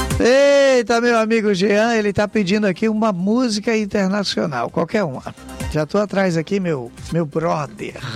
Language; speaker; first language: Portuguese; native; Portuguese